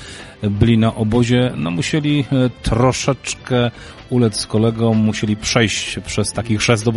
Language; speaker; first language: Polish; native; Polish